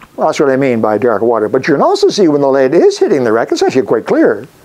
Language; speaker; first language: English; native; English